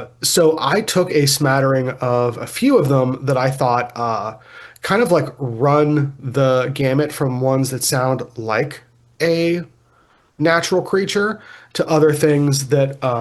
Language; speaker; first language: English; native; English